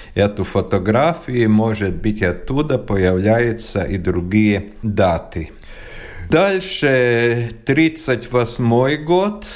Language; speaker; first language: Russian; non-native, local second language; Latvian